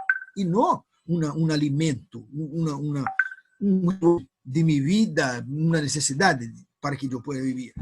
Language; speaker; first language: Spanish; non-native, fluent; Portuguese